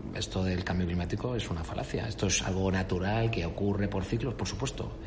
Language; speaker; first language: Spanish; native; Spanish